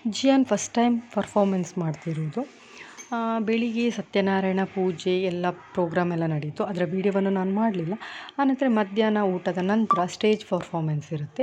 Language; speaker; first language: Kannada; non-native, local second language; Tulu